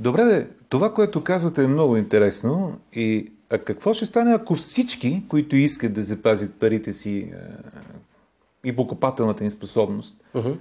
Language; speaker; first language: Bulgarian; native; Bulgarian